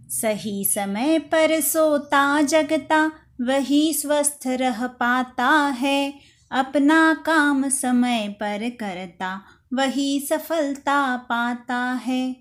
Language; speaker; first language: Hindi; non-native, local second language; Marathi